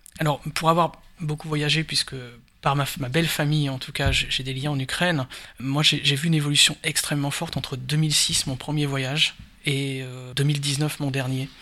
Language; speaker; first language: French; native; French